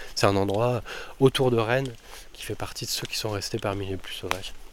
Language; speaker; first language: French; native; French